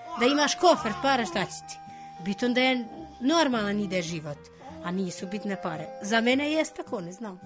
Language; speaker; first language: Serbian; non-native, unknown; Albanian